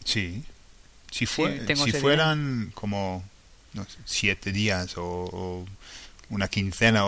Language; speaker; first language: Spanish; non-native, fluent; English